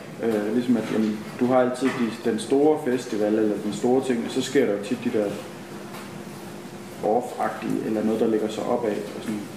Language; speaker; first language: Danish; native; Danish